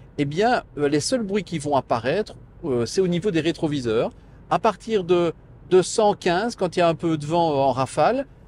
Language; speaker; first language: French; native; French